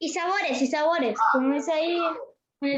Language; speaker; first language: Spanish; native; Spanish